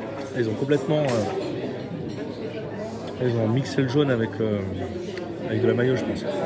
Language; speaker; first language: French; native; French